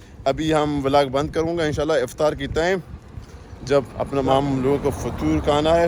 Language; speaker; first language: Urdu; non-native, learner; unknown